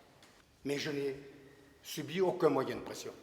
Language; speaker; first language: French; native; French